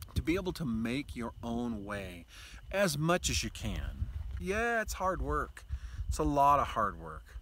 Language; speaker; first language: English; native; English